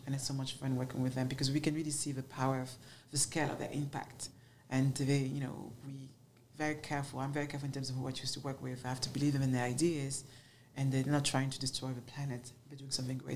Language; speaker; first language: English; non-native, fluent; French